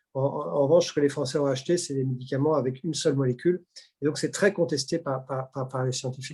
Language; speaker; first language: French; native; French